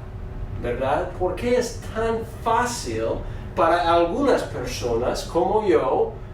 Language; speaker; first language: Spanish; non-native, fluent; English